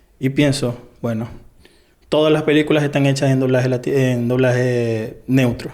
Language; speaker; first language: Spanish; native; Spanish